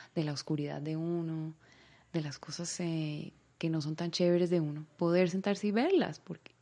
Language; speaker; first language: Spanish; native; Spanish